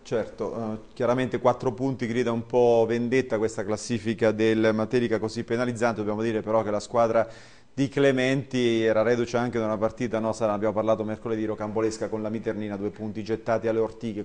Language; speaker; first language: Italian; native; Italian